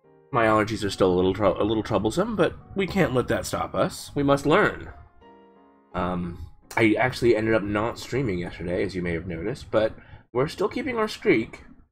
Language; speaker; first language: English; native; English